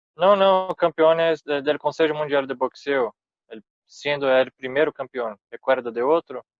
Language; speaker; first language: Spanish; non-native, fluent; Portuguese